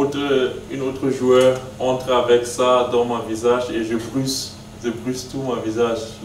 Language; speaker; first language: French; non-native, learner; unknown